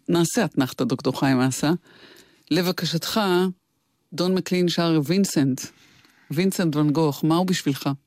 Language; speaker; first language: Hebrew; native; Hebrew